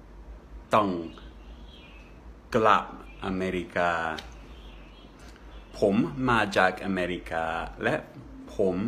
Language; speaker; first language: Thai; non-native, learner; English